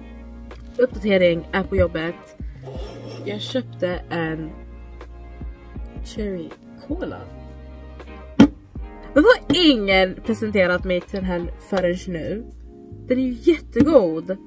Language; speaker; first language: Swedish; early bilingual, other home language; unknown